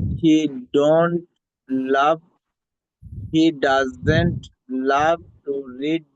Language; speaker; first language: English; non-native, learner; Bangla